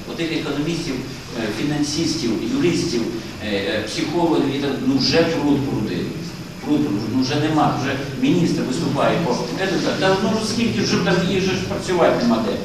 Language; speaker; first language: Ukrainian; native; Ukrainian